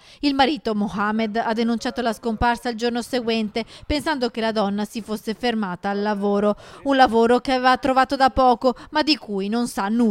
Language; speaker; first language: Italian; native; Italian